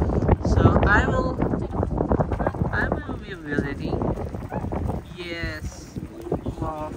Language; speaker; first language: English; non-native, local second language; Urdu